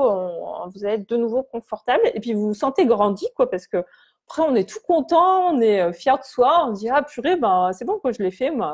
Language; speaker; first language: French; native; French